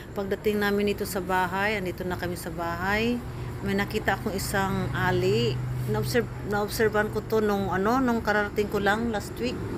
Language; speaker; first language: Filipino; non-native, local second language; Cebuano